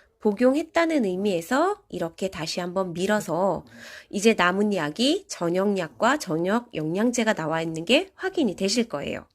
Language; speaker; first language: Korean; native; Korean